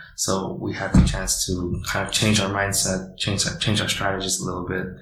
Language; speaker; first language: English; non-native, fluent; Indonesian